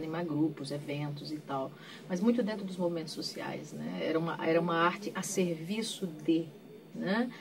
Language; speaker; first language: Portuguese; native; Portuguese